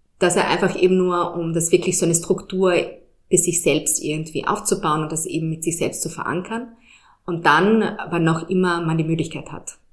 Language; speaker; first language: German; early bilingual, heritage; German